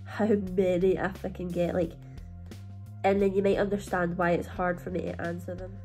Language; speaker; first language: English; native; English